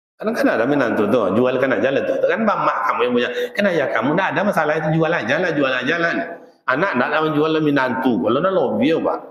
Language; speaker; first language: Malay; native; Malay